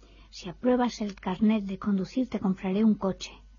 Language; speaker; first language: Spanish; native; Spanish